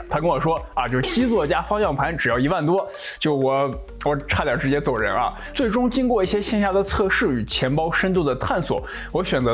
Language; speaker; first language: Chinese; native; Chinese